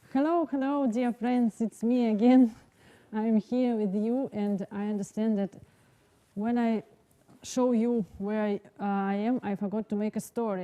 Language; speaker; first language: English; non-native, learner; Russian